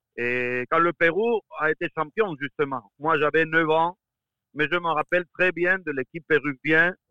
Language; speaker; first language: French; non-native, fluent; Spanish